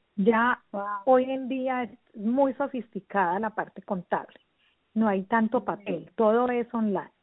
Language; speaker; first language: Spanish; native; Spanish